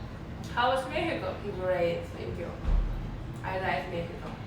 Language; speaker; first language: English; non-native, learner; Russian